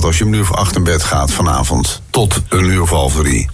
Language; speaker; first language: Dutch; native; Dutch